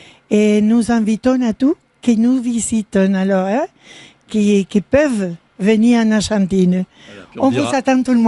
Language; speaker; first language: French; non-native, learner; Spanish